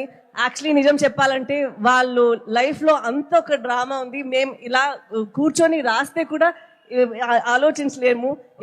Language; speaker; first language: Telugu; non-native, local second language; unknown